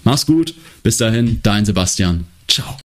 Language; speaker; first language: German; native; German